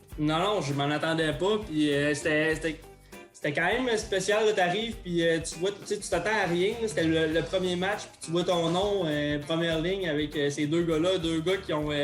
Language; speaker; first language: French; native; French